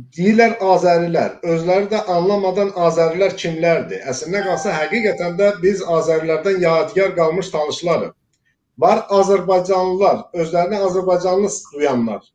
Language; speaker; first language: Azerbaijani; non-native, local second language; Talysh